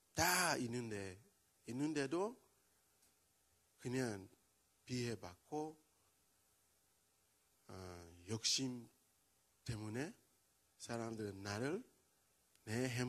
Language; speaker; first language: Korean; non-native, learner; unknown